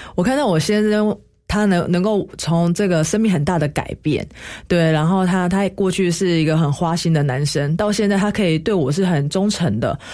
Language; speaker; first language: Chinese; native; Chinese